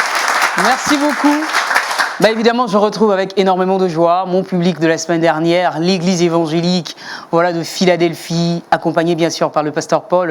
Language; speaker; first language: French; native; French